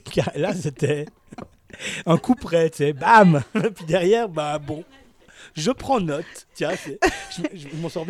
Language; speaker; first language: French; native; French